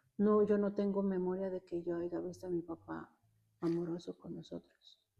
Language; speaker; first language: Spanish; native; Spanish